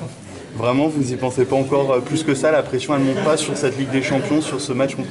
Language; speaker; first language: French; native; French